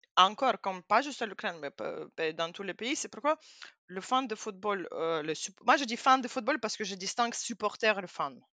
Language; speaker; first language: French; non-native, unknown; Russian